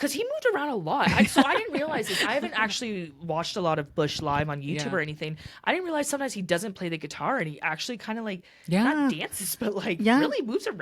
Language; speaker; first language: English; native; English